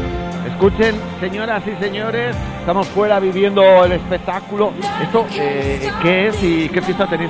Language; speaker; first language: Spanish; native; Spanish